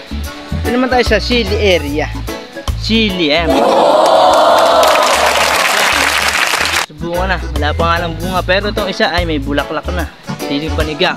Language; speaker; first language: Filipino; native; Filipino